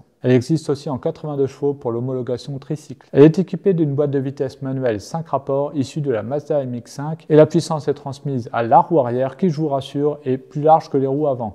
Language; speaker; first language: French; native; French